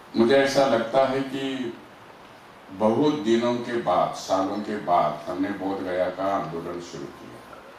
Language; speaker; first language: Hindi; non-native, local second language; Marathi